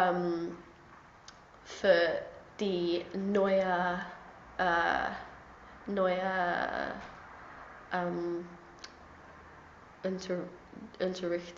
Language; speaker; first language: German; non-native, learner; English